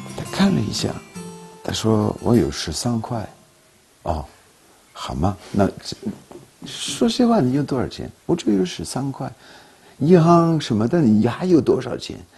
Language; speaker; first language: Chinese; non-native, fluent; French